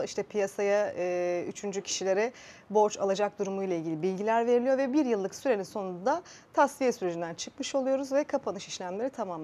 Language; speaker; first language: Turkish; native; Turkish